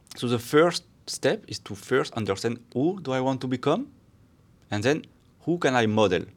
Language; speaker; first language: English; non-native, fluent; French